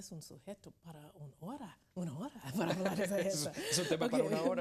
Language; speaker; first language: Spanish; non-native, learner; English